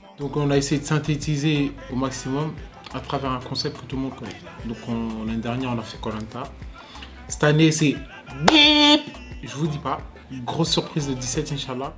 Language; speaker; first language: French; native; French